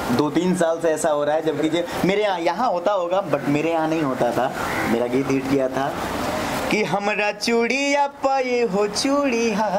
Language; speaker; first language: Hindi; native; Hindi